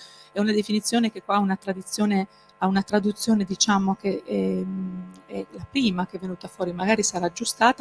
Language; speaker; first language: Italian; native; Italian